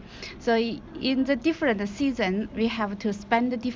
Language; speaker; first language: English; non-native, learner; Chinese